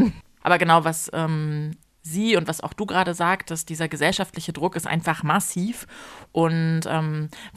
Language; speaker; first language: German; native; German